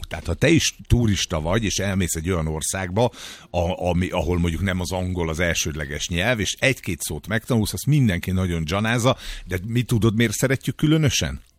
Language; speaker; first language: Hungarian; native; Hungarian